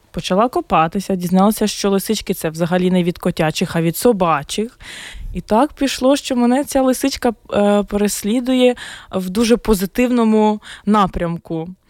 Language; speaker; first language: Ukrainian; non-native, local second language; Russian